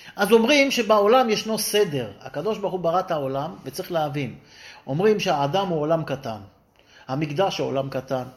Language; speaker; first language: Hebrew; native; Hebrew